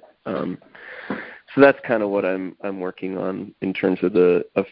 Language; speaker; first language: English; native; English